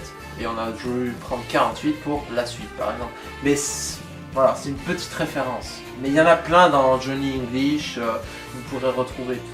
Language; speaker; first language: French; native; French